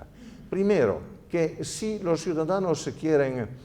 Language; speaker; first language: Spanish; non-native, fluent; Italian